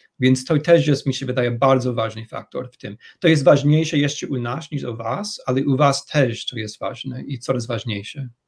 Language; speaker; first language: Polish; non-native, fluent; English